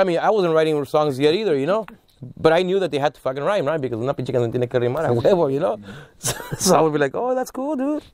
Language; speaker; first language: English; early bilingual, other home language; Spanish